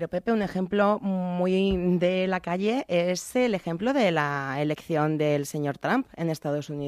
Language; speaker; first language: Spanish; native; Spanish